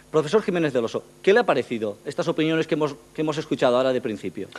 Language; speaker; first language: Spanish; non-native, local second language; Catalan